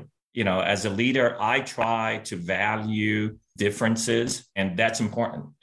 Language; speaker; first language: English; early bilingual, other home language; Spanish